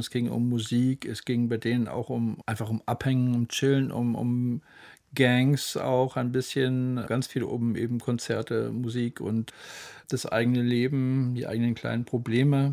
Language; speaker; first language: German; native; German